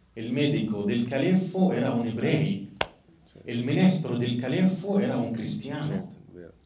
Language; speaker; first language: Italian; non-native, fluent; Arabic